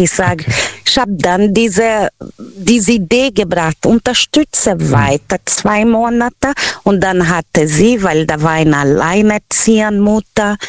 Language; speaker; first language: German; non-native, learner; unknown